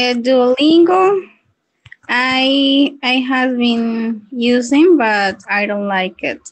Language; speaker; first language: English; non-native, learner; Spanish